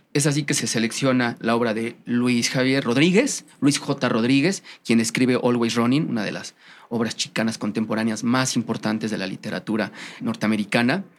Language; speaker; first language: Spanish; native; Spanish